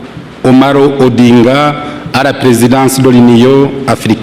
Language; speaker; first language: French; non-native, local second language; Rundi